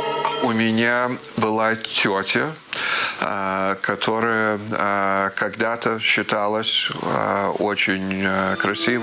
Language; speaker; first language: Russian; early bilingual, heritage; Russian